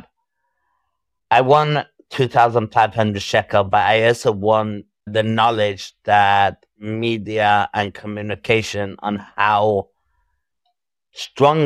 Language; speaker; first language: English; native; English